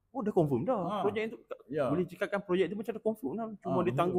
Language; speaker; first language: Malay; native; Malay